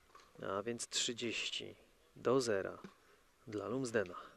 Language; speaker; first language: Polish; native; Polish